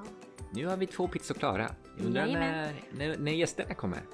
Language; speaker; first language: Swedish; native; Swedish